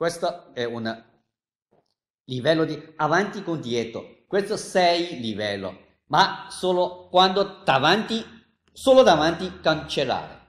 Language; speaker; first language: Italian; non-native, learner; Chinese